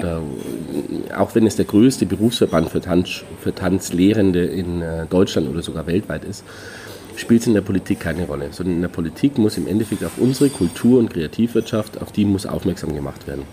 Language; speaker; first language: German; native; German